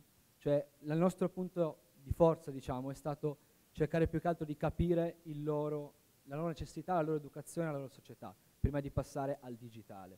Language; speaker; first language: Italian; native; Italian